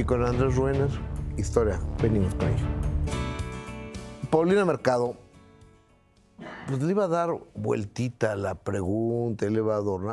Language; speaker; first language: Spanish; native; Spanish